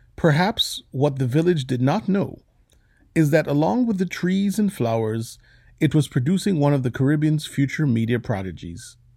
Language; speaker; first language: English; native; English